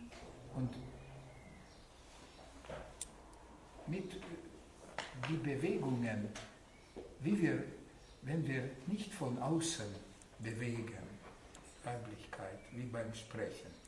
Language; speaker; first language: German; non-native, fluent; Hungarian